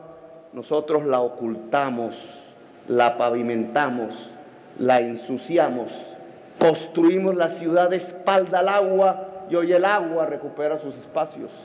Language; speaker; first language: Spanish; native; Spanish